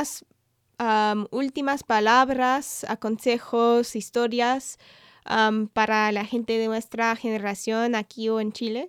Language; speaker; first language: Spanish; non-native, fluent; English